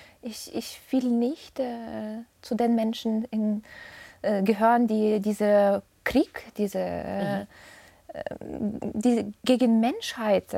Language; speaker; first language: German; non-native, fluent; Russian